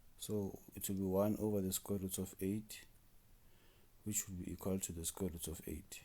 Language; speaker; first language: English; non-native, local second language; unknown